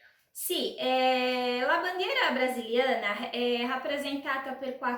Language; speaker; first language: Italian; non-native, learner; Portuguese